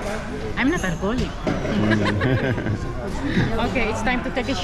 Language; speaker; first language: English; non-native, local second language; Filipino